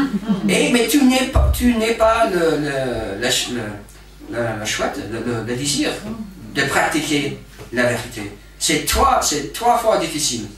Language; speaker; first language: French; non-native, fluent; English